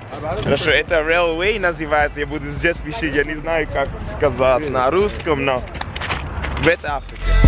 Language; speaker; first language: Russian; early bilingual, heritage; Russian